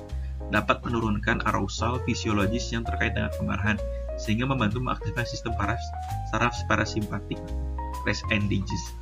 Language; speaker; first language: Indonesian; native; Indonesian